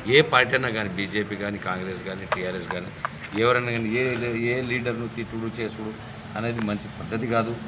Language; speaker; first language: Telugu; non-native, local second language; Lambadi